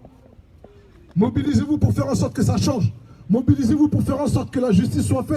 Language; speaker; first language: French; native; French